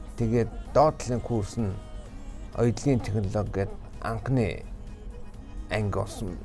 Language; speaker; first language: Mongolian; non-native, local second language; Buriat